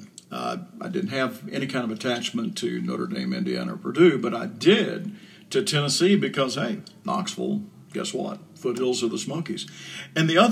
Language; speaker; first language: English; native; English